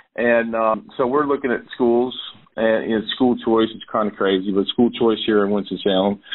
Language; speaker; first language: English; native; English